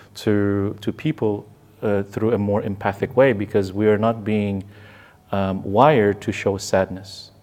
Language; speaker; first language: English; non-native, fluent; Indonesian